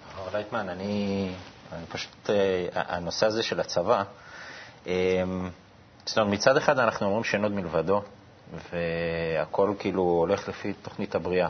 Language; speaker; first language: Hebrew; native; Hebrew